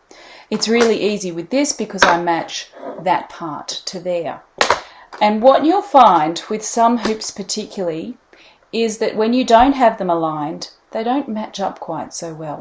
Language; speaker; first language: English; native; English